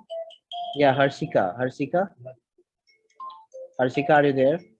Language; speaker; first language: English; non-native, local second language; Hindi